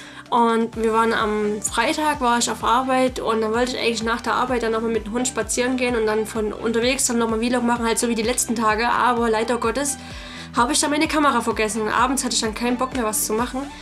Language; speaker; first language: German; native; German